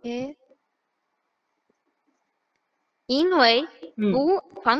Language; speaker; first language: Chinese; non-native, learner; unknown